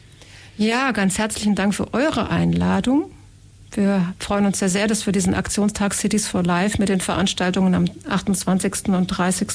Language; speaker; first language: German; native; German